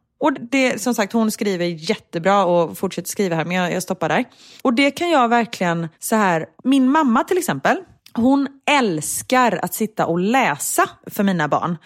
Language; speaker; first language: Swedish; native; Swedish